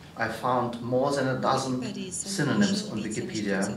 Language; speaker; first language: English; non-native, fluent; Russian